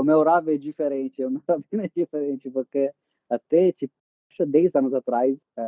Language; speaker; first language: Portuguese; non-native, fluent; Italian